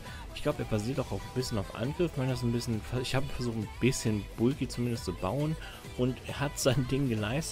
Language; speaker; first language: German; native; German